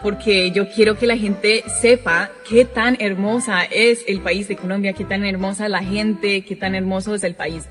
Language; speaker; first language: Spanish; non-native, fluent; English